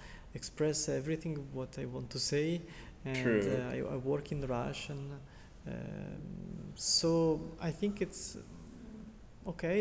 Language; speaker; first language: English; non-native, fluent; Italian